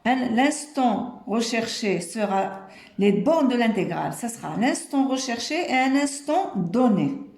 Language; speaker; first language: French; non-native, local second language; Arabic